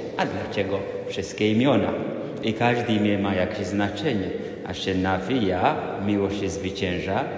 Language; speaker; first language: Polish; non-native, fluent; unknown